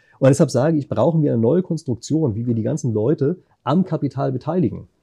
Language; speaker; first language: German; native; German